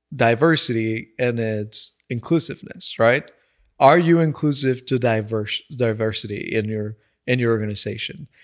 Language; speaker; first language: English; non-native, fluent; Spanish